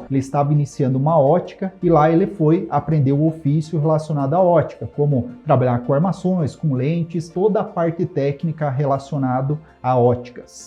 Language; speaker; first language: Portuguese; native; Portuguese